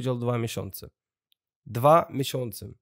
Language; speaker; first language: Polish; non-native, learner; Russian